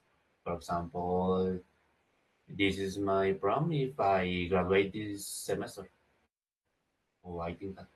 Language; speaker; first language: English; non-native, learner; Spanish